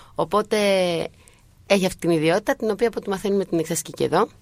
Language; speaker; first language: Greek; native; Greek